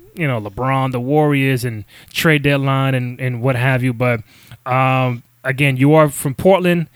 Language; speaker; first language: English; native; English